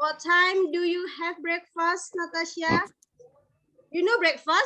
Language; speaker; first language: English; non-native, fluent; Indonesian